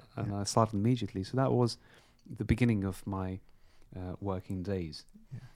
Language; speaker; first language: English; non-native, fluent; Persian